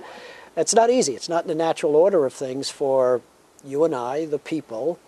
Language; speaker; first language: English; native; English